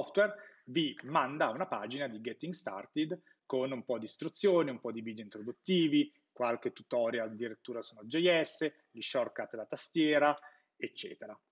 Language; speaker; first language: Italian; native; Italian